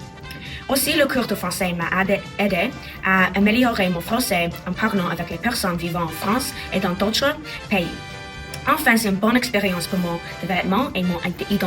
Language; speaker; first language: French; non-native, learner; English